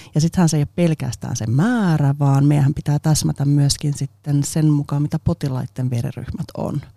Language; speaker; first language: Finnish; non-native, local second language; Swedish